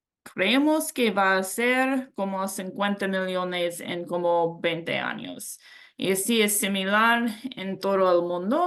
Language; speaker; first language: Spanish; non-native, learner; English